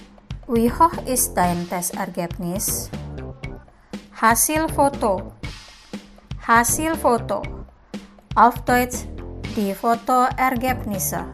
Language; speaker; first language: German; non-native, fluent; Indonesian